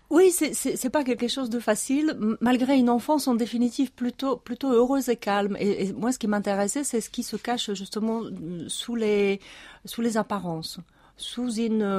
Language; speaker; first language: French; non-native, fluent; Czech